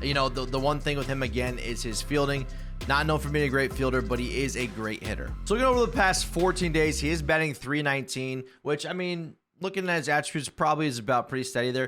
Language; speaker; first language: English; native; English